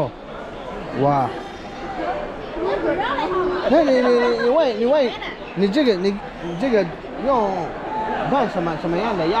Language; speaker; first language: Chinese; non-native, learner; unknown